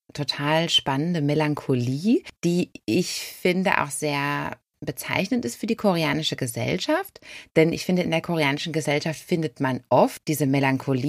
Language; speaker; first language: German; native; German